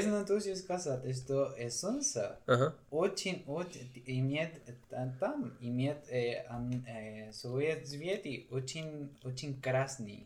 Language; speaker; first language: Russian; non-native, learner; Spanish